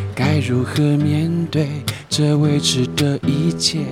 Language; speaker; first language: Chinese; native; Chinese